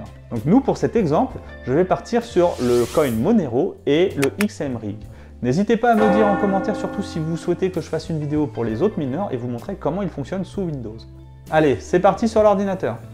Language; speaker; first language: French; native; French